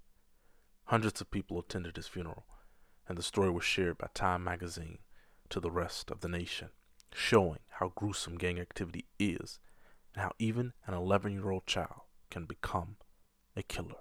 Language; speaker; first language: English; native; English